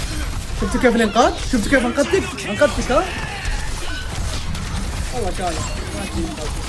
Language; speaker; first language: Arabic; native; Arabic